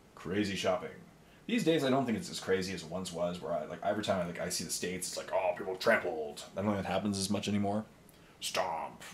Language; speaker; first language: English; native; English